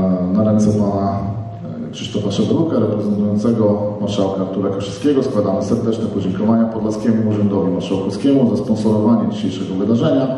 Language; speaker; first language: Polish; native; Polish